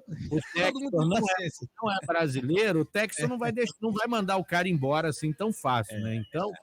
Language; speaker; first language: Portuguese; native; Portuguese